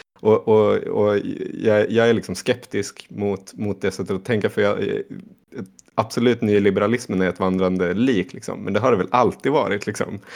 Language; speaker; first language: Swedish; native; Swedish